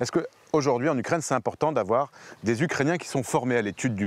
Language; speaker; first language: French; native; French